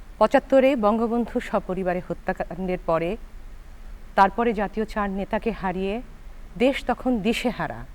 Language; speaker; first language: Bangla; native; Bangla